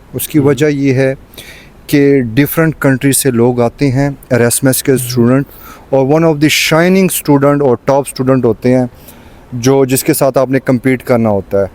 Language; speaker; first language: Urdu; non-native, local second language; Pashto